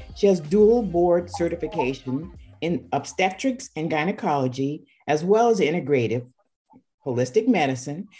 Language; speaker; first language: English; native; English